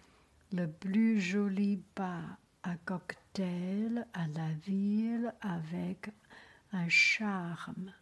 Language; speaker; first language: French; non-native, learner; Chinese